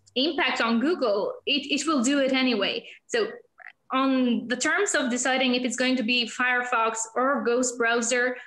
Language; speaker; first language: English; non-native, fluent; Albanian